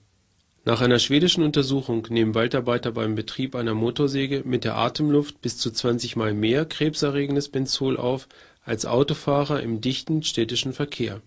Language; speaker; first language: German; native; German